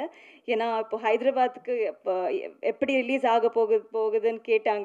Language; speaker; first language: Tamil; non-native, learner; Telugu